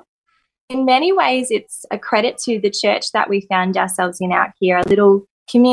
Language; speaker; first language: English; native; English